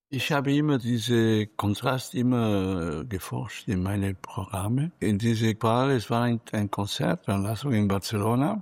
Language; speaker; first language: German; non-native, fluent; Catalan